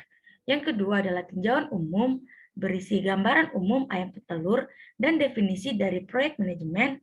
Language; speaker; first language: Indonesian; native; Indonesian